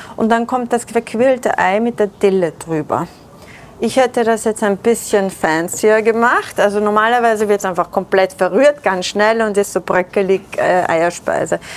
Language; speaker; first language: German; early bilingual, other home language; Persian